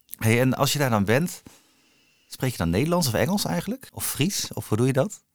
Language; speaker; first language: Dutch; native; Dutch